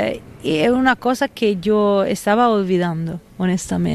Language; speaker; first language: Spanish; non-native, fluent; Italian